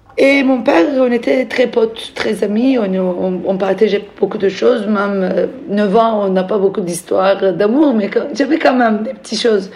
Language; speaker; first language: French; non-native, fluent; Turkish